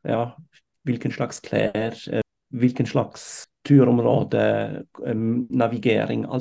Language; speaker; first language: Norwegian; non-native, fluent; German